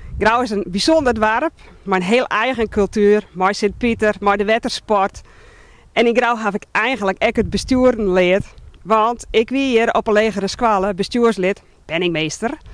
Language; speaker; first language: Dutch; non-native, local second language; Western Frisian